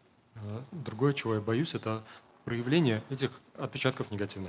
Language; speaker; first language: Russian; native; Russian